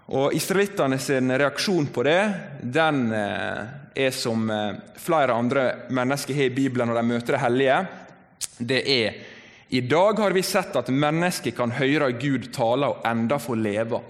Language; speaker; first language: Norwegian; native; Norwegian